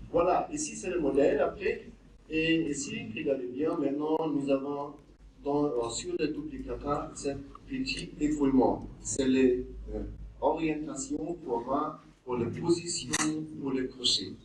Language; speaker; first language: French; non-native, learner; German